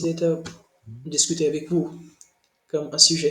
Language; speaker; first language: French; non-native, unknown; Hindi